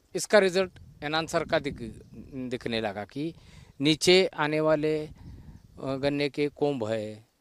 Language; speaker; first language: Hindi; non-native, local second language; Marathi